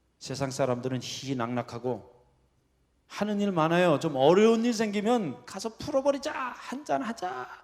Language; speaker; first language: Korean; early bilingual, heritage; Korean